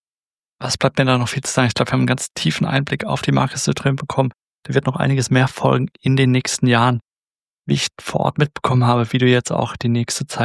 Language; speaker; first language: German; native; German